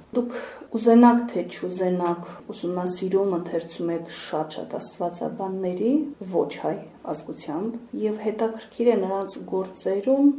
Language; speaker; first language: Armenian; native; Armenian